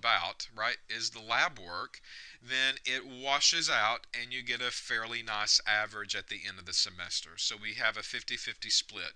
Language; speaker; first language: English; native; English